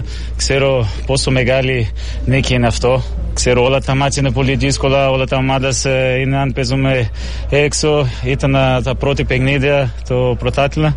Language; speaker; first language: Greek; non-native, learner; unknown